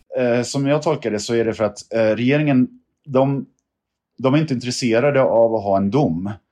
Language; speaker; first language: Swedish; native; Swedish